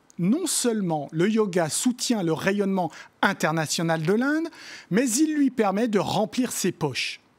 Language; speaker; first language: French; native; French